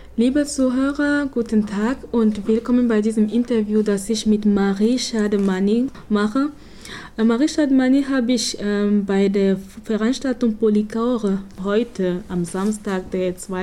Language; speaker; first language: German; non-native, fluent; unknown